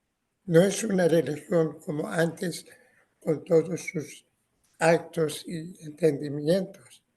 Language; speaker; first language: Spanish; non-native, fluent; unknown